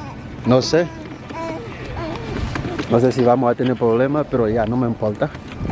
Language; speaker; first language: Spanish; non-native, learner; Haitian Creole